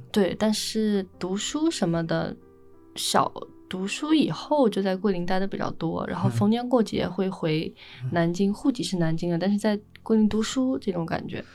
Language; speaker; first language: Chinese; native; Chinese